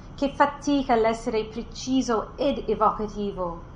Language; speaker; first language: Italian; non-native, fluent; English